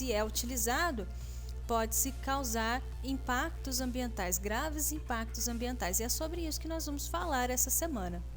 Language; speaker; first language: Portuguese; native; Portuguese